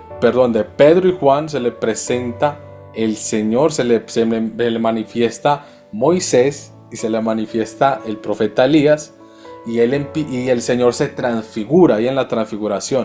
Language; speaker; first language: Spanish; native; Spanish